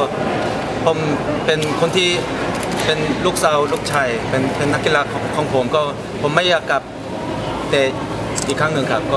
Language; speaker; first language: Thai; non-native, fluent; Korean